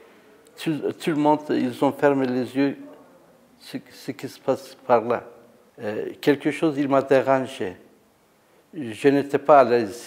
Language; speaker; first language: French; non-native, learner; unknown